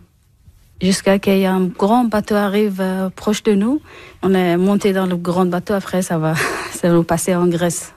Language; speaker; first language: French; non-native, learner; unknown